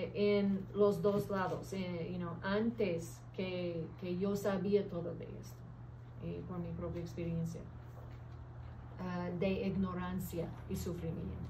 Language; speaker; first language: Spanish; early bilingual, heritage; English